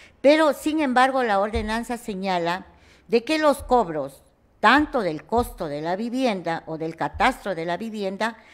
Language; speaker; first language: Spanish; native; Spanish